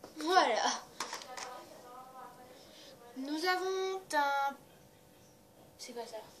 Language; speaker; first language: French; native; French